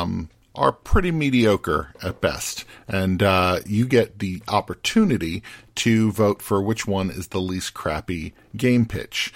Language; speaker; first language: English; native; English